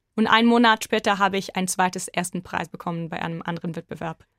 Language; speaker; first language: German; non-native, fluent; Hebrew